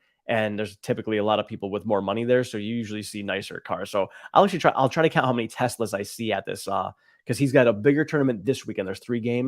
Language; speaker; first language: English; native; English